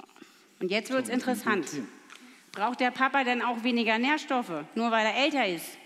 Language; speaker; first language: German; native; German